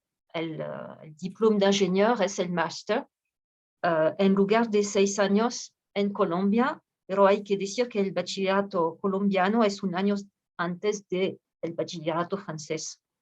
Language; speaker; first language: Spanish; non-native, fluent; French